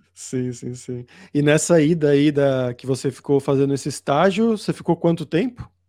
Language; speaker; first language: Portuguese; native; Portuguese